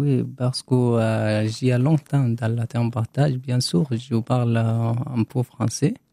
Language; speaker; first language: French; non-native, learner; Arabic